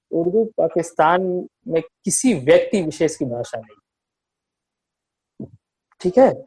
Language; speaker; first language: Hindi; native; Hindi